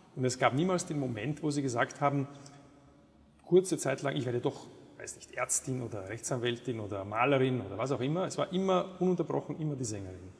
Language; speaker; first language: German; native; German